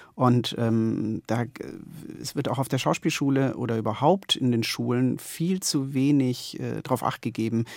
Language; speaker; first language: German; native; German